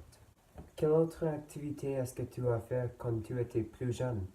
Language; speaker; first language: French; non-native, learner; English